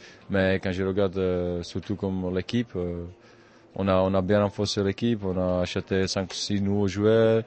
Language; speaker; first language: French; non-native, fluent; Czech